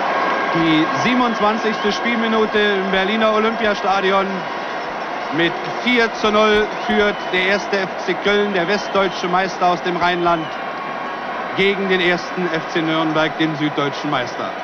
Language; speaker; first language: German; native; German